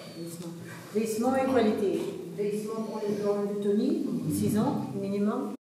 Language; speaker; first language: French; non-native, fluent; Portuguese